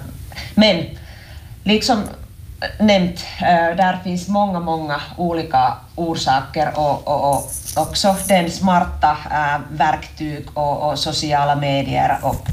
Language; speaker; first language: Swedish; non-native, local second language; Finnish